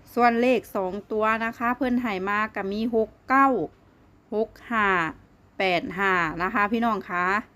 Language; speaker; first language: Thai; non-native, local second language; Northeastern Thai